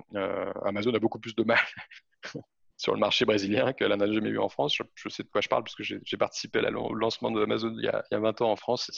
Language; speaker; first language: French; native; French